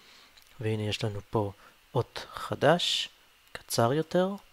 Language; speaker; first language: Hebrew; native; Hebrew